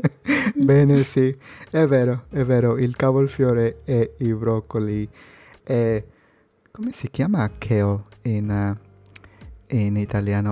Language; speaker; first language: Italian; non-native, learner; Spanish